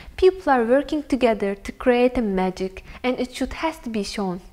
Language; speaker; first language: English; non-native, fluent; Turkish